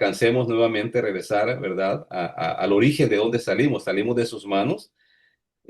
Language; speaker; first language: Spanish; native; Spanish